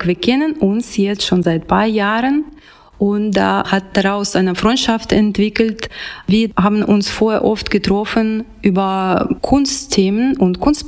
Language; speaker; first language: German; non-native, fluent; Russian